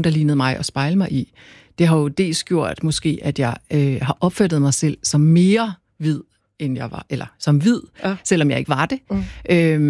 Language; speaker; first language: Danish; non-native, local second language; Korean